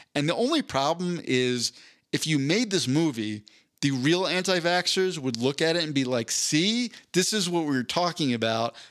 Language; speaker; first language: English; native; English